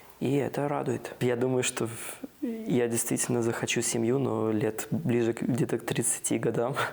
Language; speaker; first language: Russian; early bilingual, heritage; Russian